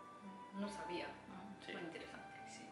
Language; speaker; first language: Spanish; non-native, learner; Japanese